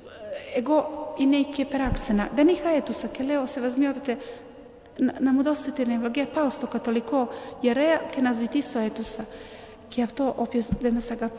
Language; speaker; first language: Greek; non-native, fluent; Serbian